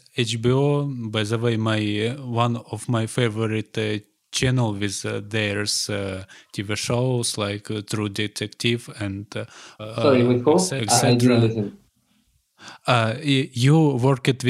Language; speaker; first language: English; non-native, learner; Ukrainian